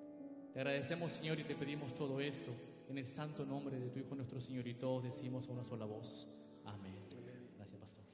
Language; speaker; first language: Spanish; native; Spanish